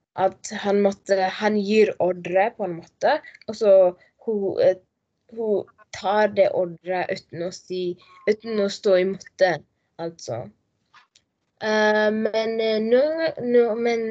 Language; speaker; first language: Norwegian; non-native, learner; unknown